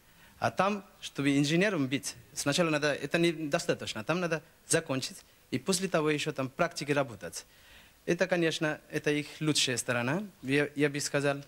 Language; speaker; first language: Russian; non-native, fluent; Bangla